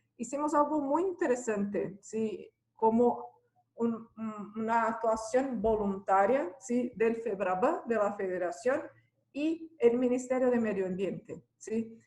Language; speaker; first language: Spanish; non-native, fluent; Portuguese